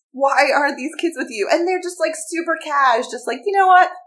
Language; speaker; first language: English; native; English